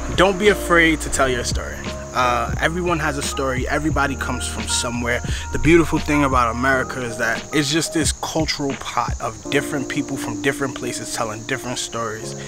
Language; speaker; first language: English; native; English